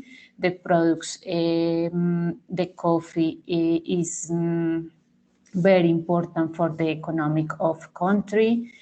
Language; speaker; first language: English; non-native, learner; Spanish